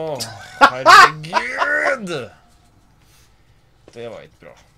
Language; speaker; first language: Norwegian; native; Norwegian